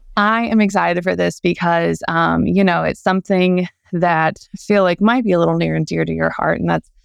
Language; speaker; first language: English; native; English